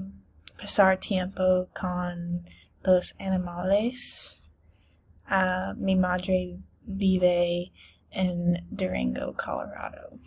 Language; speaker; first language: Spanish; non-native, learner; English